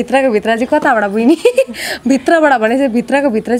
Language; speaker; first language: Nepali; native; Nepali